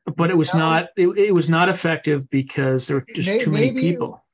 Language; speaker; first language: English; native; English